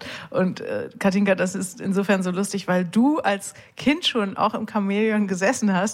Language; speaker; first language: German; native; German